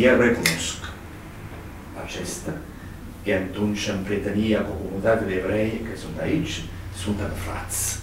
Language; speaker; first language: Romanian; non-native, learner; Italian